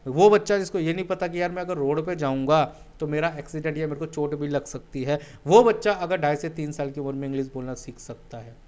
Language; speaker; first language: Hindi; native; Hindi